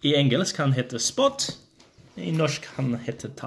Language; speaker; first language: Norwegian; non-native, learner; English